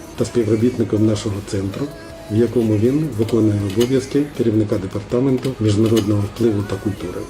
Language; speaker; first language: Ukrainian; non-native, fluent; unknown